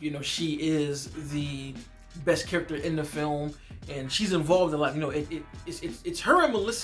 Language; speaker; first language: English; native; English